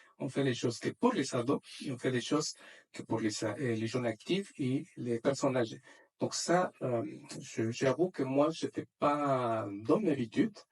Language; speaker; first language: French; non-native, fluent; Spanish